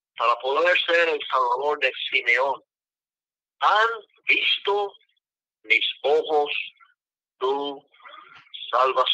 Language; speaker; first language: Spanish; non-native, fluent; English